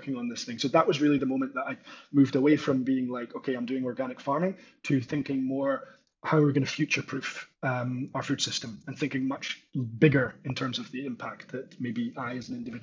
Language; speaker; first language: English; native; English